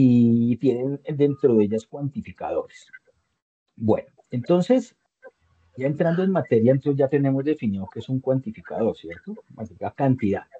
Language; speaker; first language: Spanish; native; Spanish